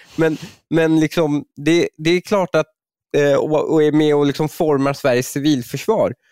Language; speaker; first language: Swedish; early bilingual, other home language; Persian